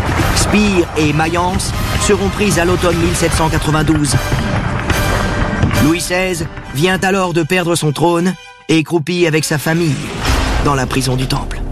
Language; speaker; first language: French; native; French